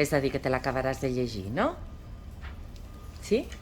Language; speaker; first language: Catalan; native; Catalan